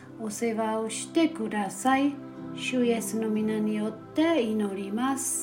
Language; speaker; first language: Japanese; non-native, fluent; German